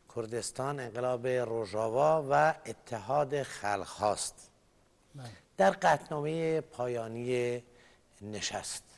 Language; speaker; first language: Persian; non-native, local second language; Kurdish